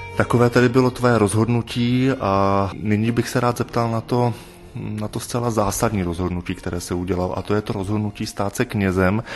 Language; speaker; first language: Czech; native; Czech